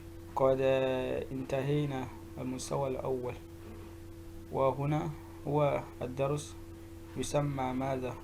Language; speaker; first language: Arabic; non-native, fluent; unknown